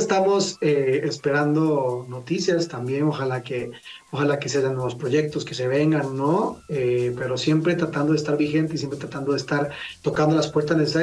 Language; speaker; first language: Spanish; native; Spanish